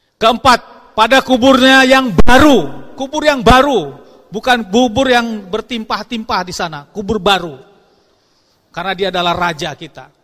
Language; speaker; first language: Indonesian; non-native, local second language; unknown